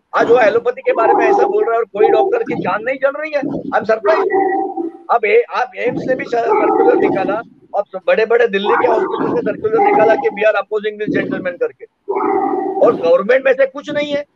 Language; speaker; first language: Hindi; non-native, local second language; Marathi